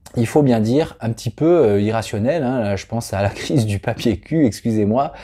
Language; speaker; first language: French; native; French